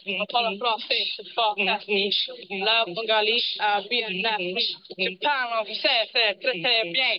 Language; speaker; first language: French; non-native, learner; English